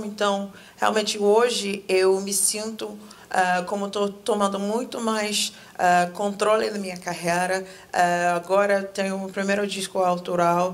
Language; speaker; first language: Portuguese; non-native, fluent; English